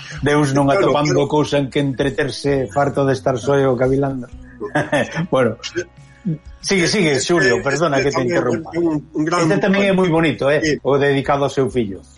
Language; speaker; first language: Galician; native; Galician